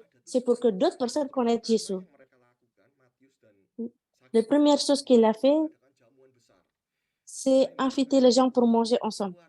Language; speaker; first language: French; non-native, learner; Indonesian